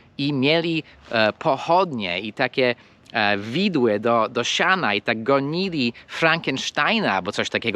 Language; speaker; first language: Polish; non-native, fluent; English